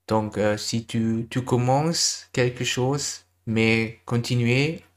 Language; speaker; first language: French; non-native, learner; German